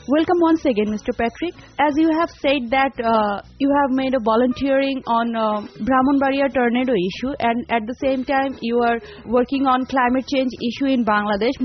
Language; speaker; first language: English; non-native, local second language; Bangla